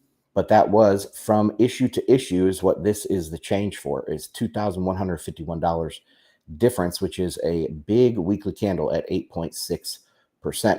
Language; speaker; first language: English; native; English